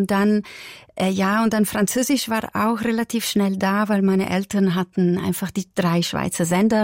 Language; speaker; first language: German; non-native, local second language; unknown